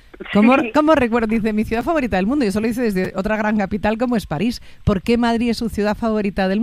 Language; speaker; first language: Spanish; native; Spanish